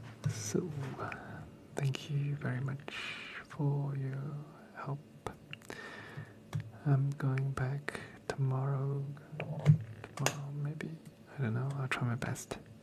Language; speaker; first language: English; non-native, fluent; Chinese